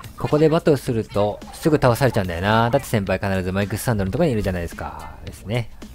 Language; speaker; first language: Japanese; native; Japanese